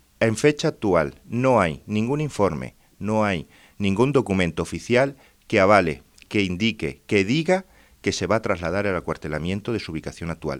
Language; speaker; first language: Spanish; native; Spanish